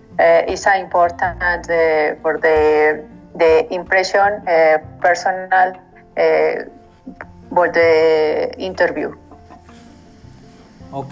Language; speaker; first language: English; non-native, learner; Spanish